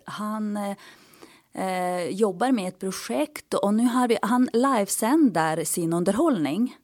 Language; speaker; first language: Swedish; non-native, fluent; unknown